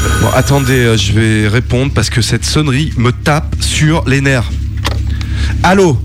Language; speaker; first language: French; native; French